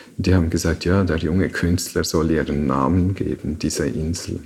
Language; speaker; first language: German; native; German